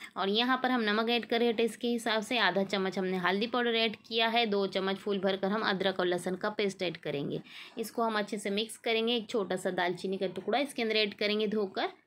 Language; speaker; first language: Hindi; native; Hindi